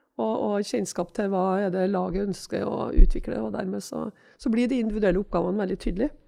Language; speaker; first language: Norwegian; native; Norwegian